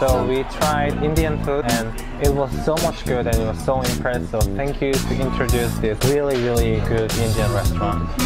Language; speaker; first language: English; non-native, learner; Korean